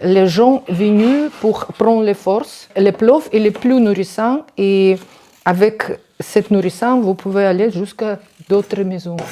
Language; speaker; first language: French; non-native, learner; Russian